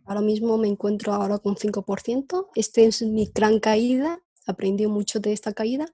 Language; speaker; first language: Spanish; non-native, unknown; Chinese